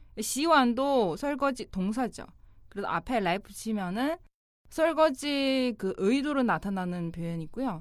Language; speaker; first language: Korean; non-native, fluent; Chinese